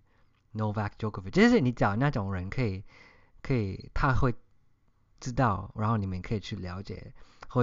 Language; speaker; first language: Chinese; early bilingual, heritage; English